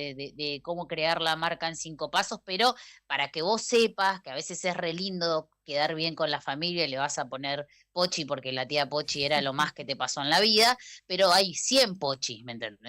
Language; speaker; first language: Spanish; native; Spanish